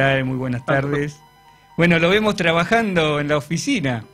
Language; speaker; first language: Spanish; native; Spanish